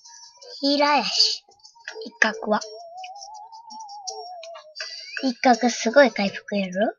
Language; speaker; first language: Japanese; native; Japanese